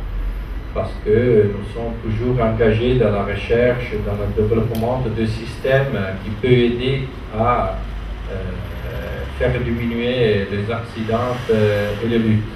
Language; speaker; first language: French; non-native, fluent; Italian